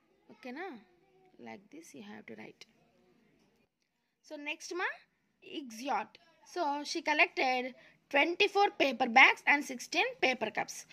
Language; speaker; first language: English; non-native, local second language; Telugu